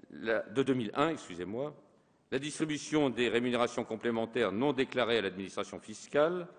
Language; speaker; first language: French; native; French